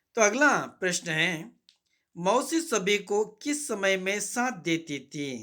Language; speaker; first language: Hindi; non-native, local second language; Kannada